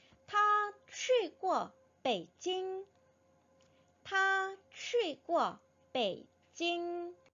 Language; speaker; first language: Chinese; non-native, fluent; Korean